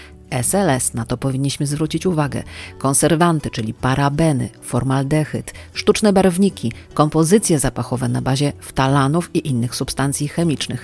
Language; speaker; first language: Polish; native; Polish